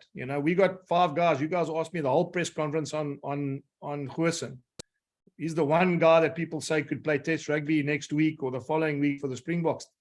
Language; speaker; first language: English; native; English